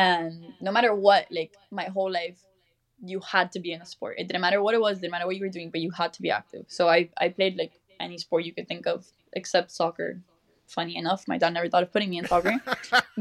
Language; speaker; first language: English; early bilingual, other home language; Spanish